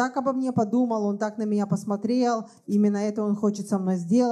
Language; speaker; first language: Russian; native; Russian